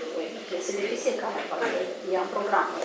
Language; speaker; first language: French; non-native, fluent; Romanian